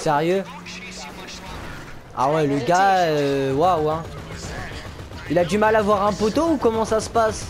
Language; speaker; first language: French; native; French